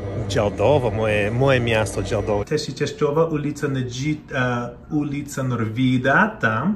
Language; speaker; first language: Polish; non-native, learner; English